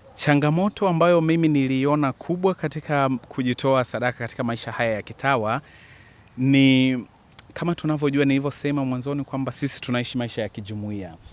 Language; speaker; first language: Swahili; native; Swahili